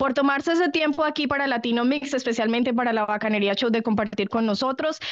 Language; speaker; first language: Spanish; native; Spanish